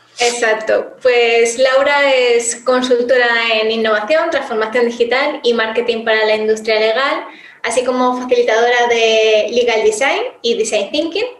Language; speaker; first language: Spanish; native; Spanish